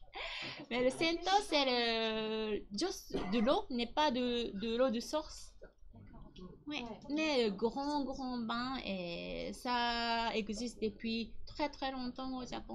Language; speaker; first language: French; non-native, learner; Japanese